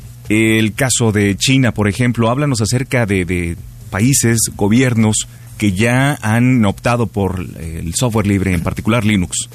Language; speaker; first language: Spanish; native; Spanish